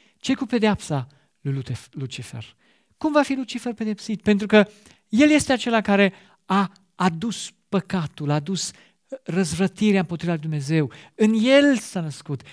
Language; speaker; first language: Romanian; non-native, fluent; German